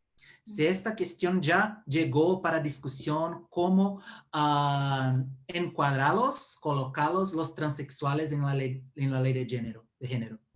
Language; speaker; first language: Spanish; non-native, fluent; Portuguese